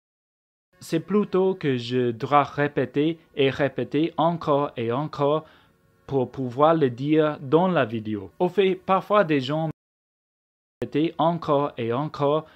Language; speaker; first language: French; non-native, learner; English